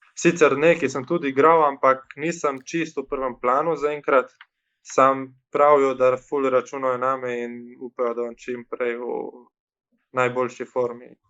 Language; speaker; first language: Slovenian; early bilingual, other home language; Bosnian